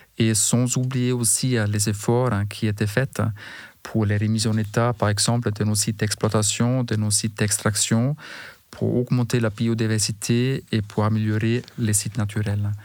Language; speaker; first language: French; non-native, fluent; German